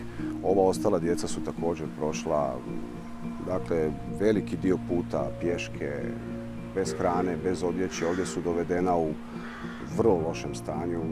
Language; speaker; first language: Croatian; native; Croatian